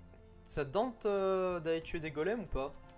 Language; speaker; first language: French; native; French